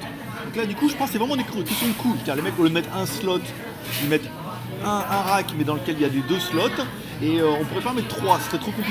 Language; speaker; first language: French; native; French